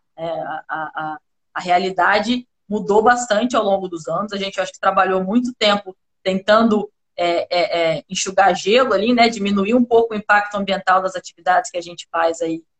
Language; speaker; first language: Portuguese; native; Portuguese